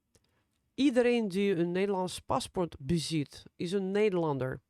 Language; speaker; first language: Dutch; non-native, fluent; Russian